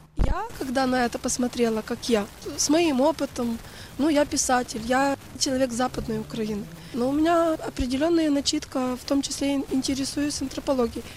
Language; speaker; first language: Russian; non-native, local second language; Ukrainian